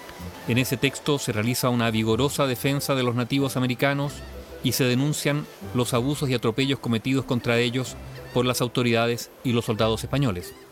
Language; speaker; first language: Spanish; native; Spanish